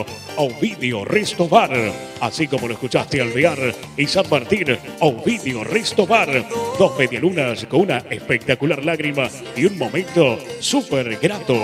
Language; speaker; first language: Spanish; native; Spanish